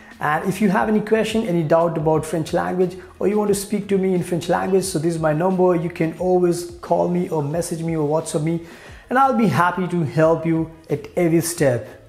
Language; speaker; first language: English; non-native, local second language; Hindi